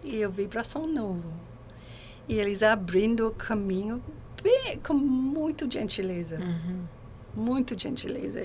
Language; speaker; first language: Portuguese; non-native, learner; English